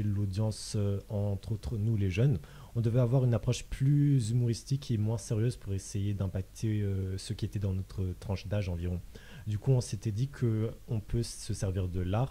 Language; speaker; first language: French; native; French